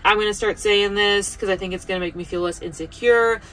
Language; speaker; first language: English; native; English